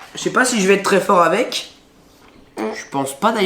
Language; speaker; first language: French; native; French